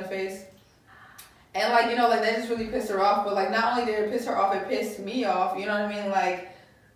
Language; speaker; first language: English; native; English